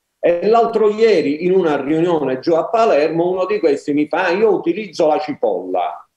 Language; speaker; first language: Italian; native; Italian